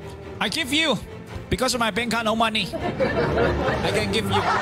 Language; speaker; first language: English; non-native, learner; Chinese